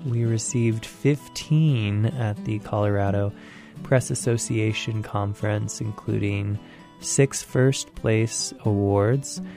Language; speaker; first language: English; native; English